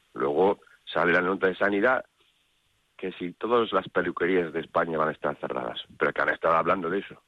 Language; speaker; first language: Spanish; non-native, fluent; English